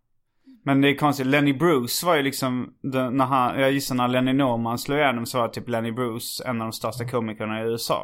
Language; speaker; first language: Swedish; native; Swedish